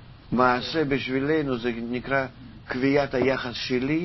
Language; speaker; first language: Hebrew; non-native, fluent; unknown